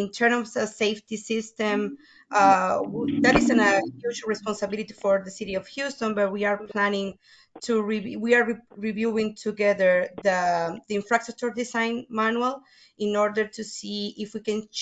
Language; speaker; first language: English; non-native, fluent; Spanish